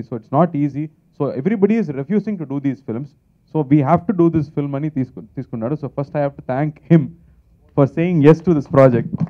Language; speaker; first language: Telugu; non-native, learner; Tamil